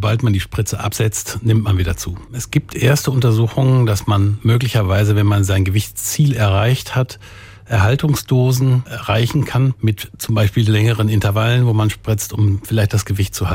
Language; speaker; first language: German; native; German